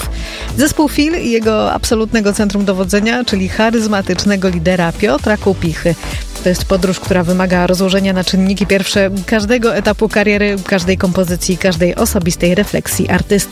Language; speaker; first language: Polish; native; Polish